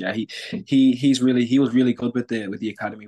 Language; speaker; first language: English; native; English